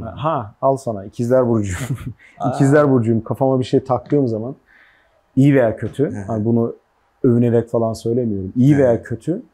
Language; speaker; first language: Turkish; early bilingual, heritage; Turkish